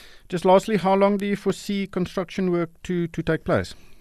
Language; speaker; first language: English; non-native, local second language; Afrikaans